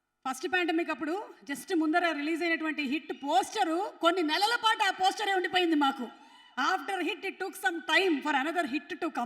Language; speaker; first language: Telugu; native; Telugu